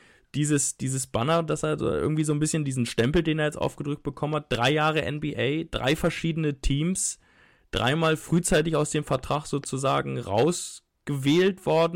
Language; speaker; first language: German; native; German